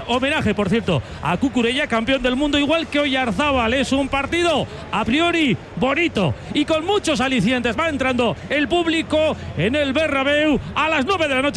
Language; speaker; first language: Spanish; native; Spanish